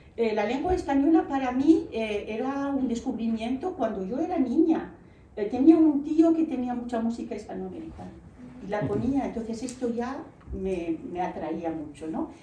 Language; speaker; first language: Spanish; non-native, fluent; Arabic